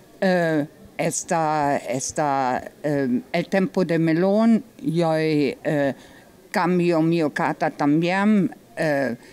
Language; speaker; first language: Spanish; non-native, learner; German